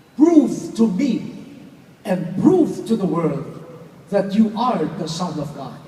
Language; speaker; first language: English; non-native, local second language; Filipino